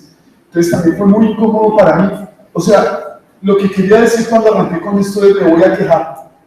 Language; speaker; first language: Spanish; native; Spanish